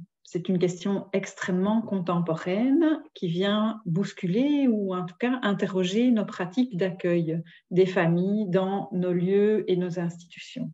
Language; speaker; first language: French; native; French